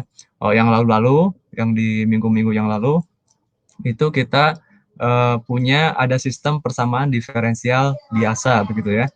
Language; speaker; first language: Indonesian; native; Indonesian